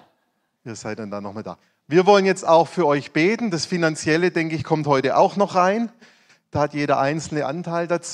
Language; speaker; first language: German; native; German